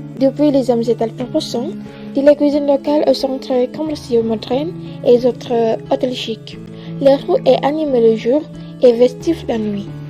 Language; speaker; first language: French; non-native, learner; Indonesian